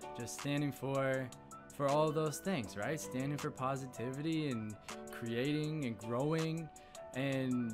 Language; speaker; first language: English; native; English